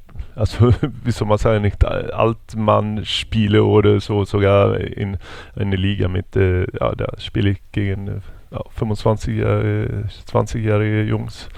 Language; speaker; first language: German; non-native, fluent; Swedish